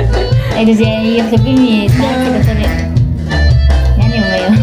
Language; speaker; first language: Russian; non-native, learner; Japanese